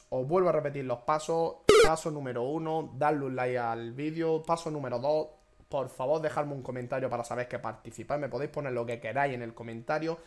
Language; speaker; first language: Spanish; native; Spanish